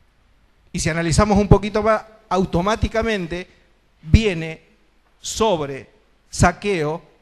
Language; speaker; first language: Spanish; native; Spanish